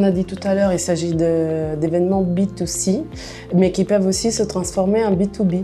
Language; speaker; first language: French; non-native, fluent; Italian